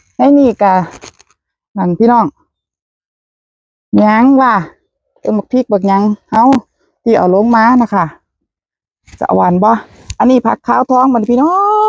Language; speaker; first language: Thai; native; Thai